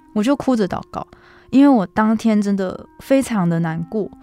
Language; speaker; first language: Chinese; native; Chinese